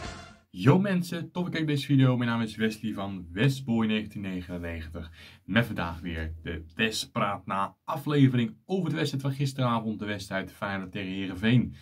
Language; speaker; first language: Dutch; native; Dutch